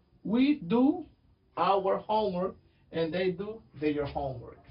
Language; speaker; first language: English; non-native, fluent; Spanish